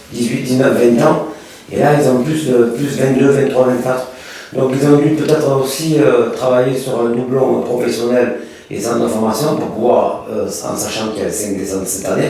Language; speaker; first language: French; native; French